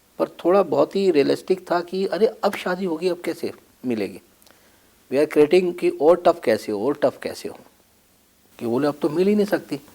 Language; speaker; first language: Hindi; native; Hindi